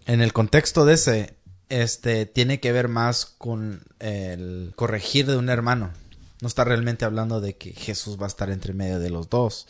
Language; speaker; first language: Spanish; early bilingual, heritage; Spanish